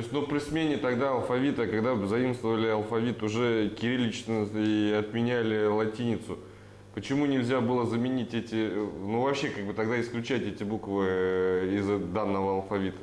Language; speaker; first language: Russian; native; Russian